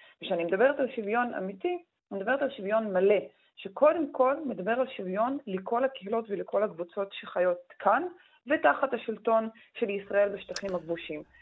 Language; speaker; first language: Hebrew; non-native, local second language; Arabic